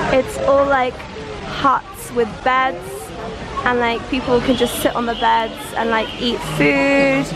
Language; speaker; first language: English; early bilingual, other home language; Persian